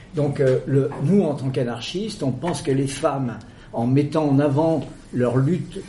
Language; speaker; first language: French; native; French